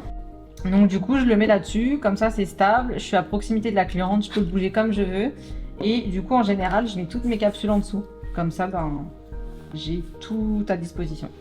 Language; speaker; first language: French; native; French